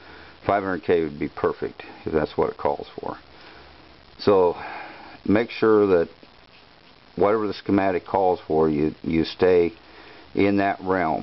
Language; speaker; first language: English; native; English